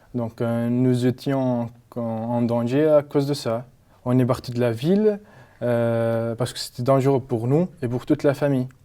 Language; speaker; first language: French; non-native, learner; Arabic